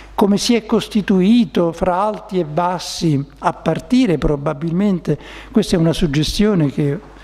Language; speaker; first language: Italian; native; Italian